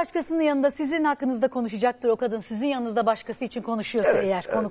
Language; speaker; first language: Turkish; native; Turkish